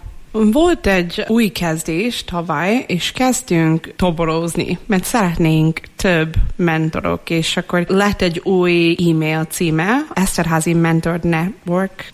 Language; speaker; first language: Hungarian; non-native, fluent; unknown